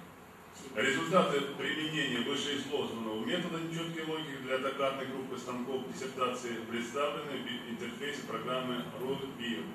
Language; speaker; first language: Russian; native; Russian